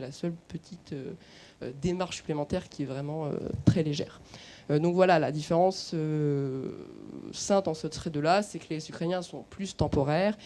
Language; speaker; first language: French; native; French